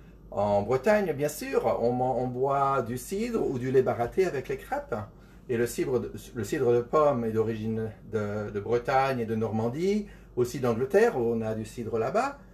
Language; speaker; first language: French; native; French